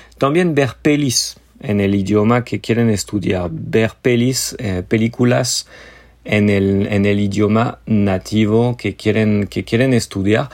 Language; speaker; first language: Spanish; non-native, fluent; French